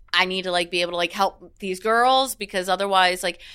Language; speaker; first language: English; native; English